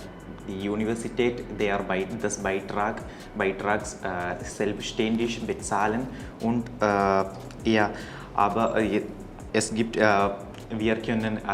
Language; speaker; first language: German; non-native, learner; Malayalam